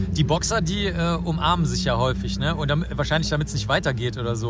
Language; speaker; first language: German; native; German